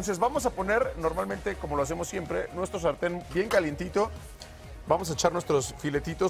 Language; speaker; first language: Spanish; native; Spanish